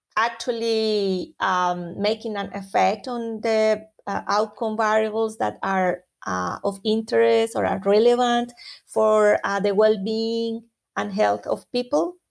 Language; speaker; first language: English; non-native, fluent; Spanish